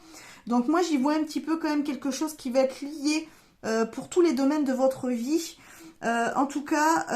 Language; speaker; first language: French; native; French